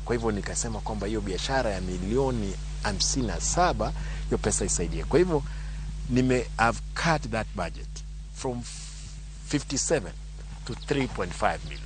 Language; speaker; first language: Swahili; non-native, local second language; Gusii